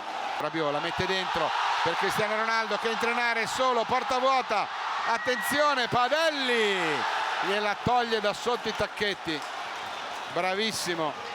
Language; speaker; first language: Italian; native; Italian